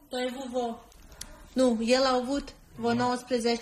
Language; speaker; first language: Romanian; non-native, fluent; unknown